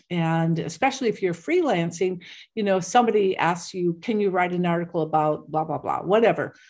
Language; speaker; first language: English; native; English